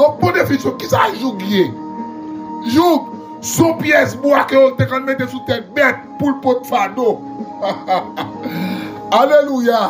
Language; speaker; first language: French; non-native, local second language; Haitian Creole